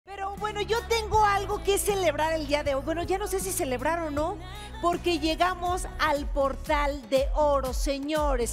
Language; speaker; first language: Spanish; native; Spanish